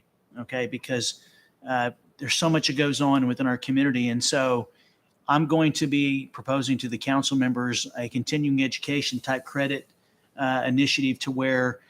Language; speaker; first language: English; native; English